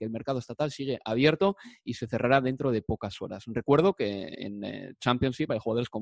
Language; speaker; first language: Spanish; native; Spanish